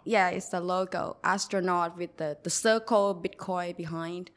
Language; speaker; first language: English; non-native, learner; Thai